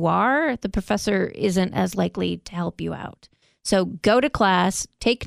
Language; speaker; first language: English; native; English